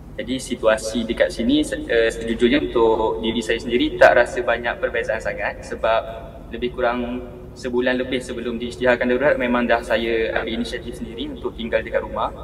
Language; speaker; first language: Malay; native; Malay